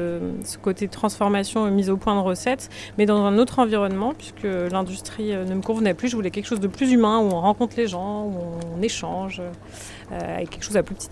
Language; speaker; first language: French; native; French